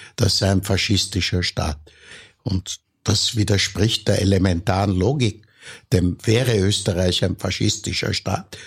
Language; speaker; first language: German; native; German